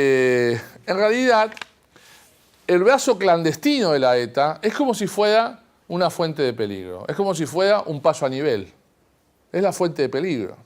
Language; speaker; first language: Spanish; native; Spanish